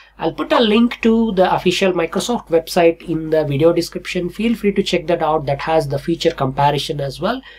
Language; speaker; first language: English; non-native, local second language; Telugu